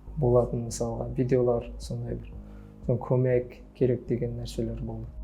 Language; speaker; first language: Kazakh; non-native, local second language; Uzbek